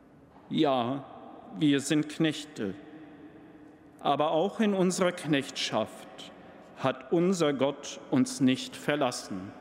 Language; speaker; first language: German; native; German